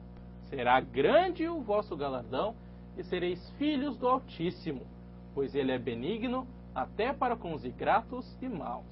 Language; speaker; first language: Portuguese; non-native, learner; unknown